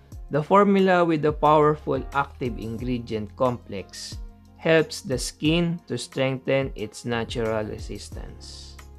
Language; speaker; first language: English; non-native, local second language; Filipino